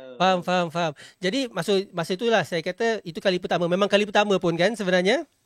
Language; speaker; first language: Malay; native; Malay